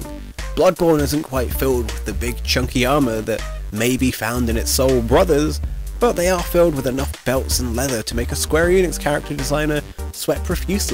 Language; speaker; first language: English; native; English